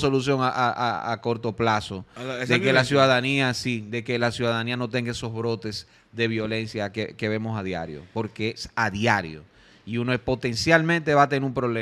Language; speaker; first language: Spanish; native; Spanish